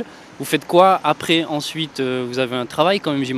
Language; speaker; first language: French; native; French